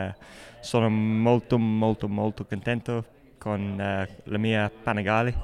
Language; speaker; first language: Italian; non-native, learner; English